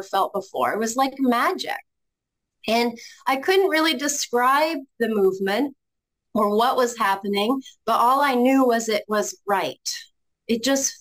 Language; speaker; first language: English; native; English